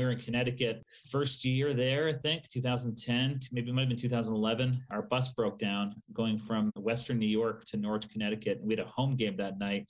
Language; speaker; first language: English; native; English